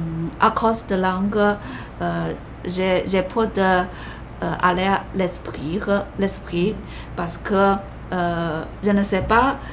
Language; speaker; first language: French; non-native, learner; Chinese